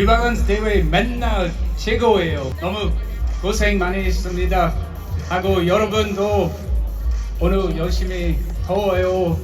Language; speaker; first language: Korean; non-native, learner; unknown